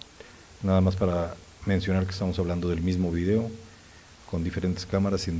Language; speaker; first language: Spanish; native; Spanish